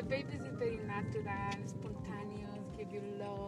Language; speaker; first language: English; non-native, learner; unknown